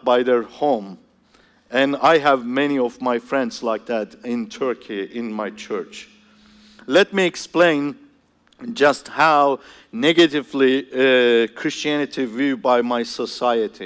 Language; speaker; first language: English; non-native, fluent; Turkish